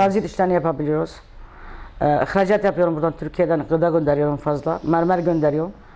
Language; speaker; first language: Turkish; non-native, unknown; Arabic